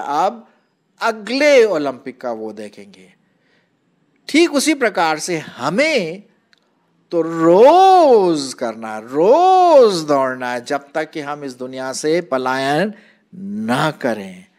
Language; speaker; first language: Hindi; non-native, local second language; Marathi